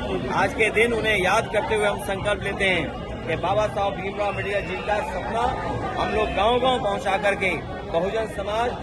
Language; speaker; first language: Hindi; native; Hindi